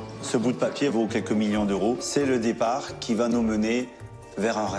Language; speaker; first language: French; native; French